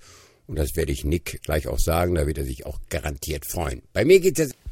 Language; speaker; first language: German; native; German